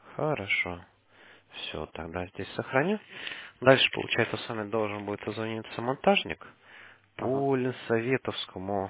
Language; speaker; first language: Russian; native; Russian